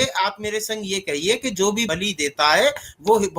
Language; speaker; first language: Hindi; native; Hindi